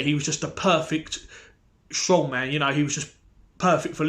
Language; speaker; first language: English; native; English